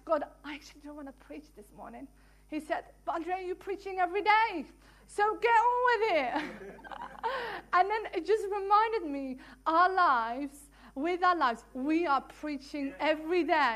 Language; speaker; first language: English; non-native, fluent; Dutch